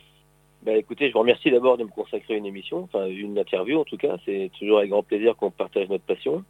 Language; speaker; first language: French; native; French